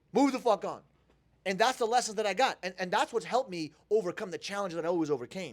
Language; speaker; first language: English; native; English